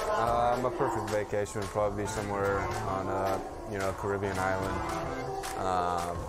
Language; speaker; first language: English; native; English